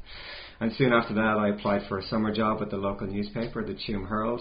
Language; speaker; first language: English; native; English